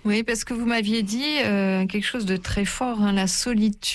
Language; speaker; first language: French; native; French